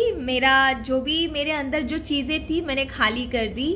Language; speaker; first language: Hindi; non-native, local second language; Gujarati